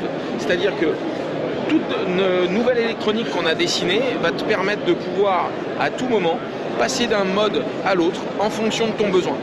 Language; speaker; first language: French; native; French